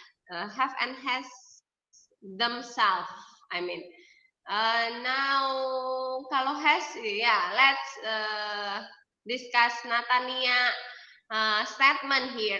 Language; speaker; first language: English; non-native, fluent; Indonesian